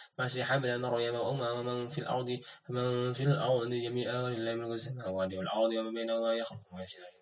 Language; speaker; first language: Arabic; non-native, learner; Indonesian